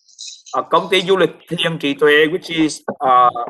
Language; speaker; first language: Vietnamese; native; Vietnamese